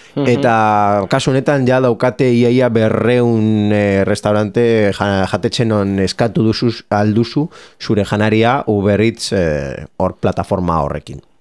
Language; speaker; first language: Basque; non-native, local second language; Spanish